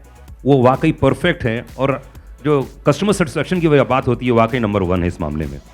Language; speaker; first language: Hindi; native; Hindi